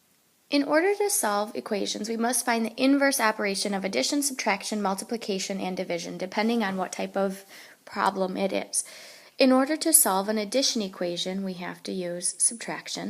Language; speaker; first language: English; native; English